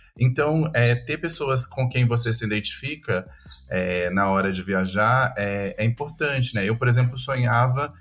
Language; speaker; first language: Portuguese; native; Portuguese